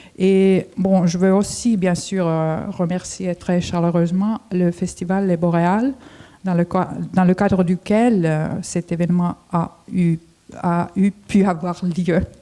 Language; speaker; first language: French; non-native, fluent; Finnish